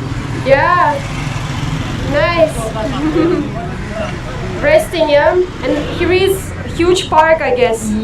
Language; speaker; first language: English; non-native, fluent; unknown